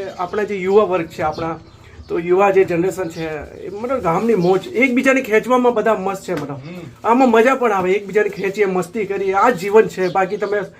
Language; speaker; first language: Gujarati; native; Gujarati